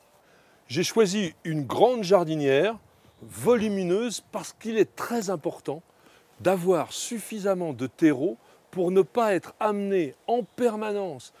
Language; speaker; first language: French; native; French